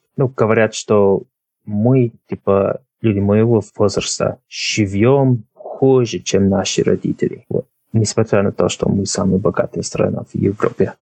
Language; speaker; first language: Russian; non-native, fluent; English